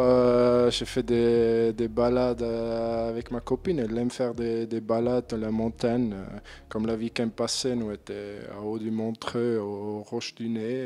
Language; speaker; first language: French; non-native, learner; German